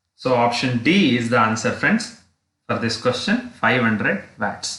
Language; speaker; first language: English; non-native, local second language; Kannada